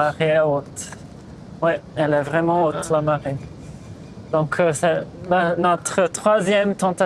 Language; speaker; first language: French; non-native, fluent; Portuguese